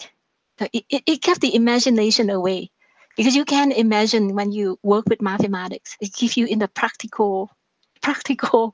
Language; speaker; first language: English; non-native, fluent; Vietnamese